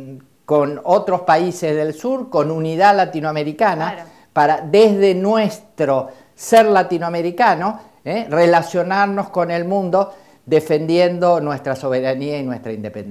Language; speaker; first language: Spanish; native; Spanish